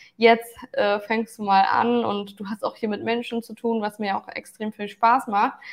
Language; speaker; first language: German; early bilingual, other home language; Turkish